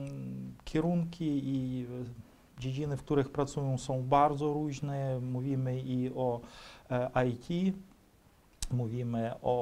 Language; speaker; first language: Polish; non-native, fluent; Ukrainian